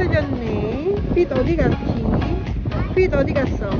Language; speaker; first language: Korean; non-native, fluent; Filipino